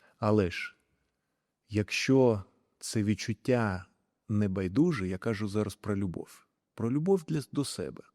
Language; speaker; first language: Ukrainian; non-native, local second language; Russian